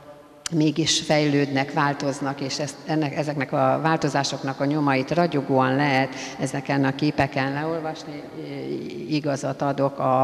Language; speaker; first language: Hungarian; native; Hungarian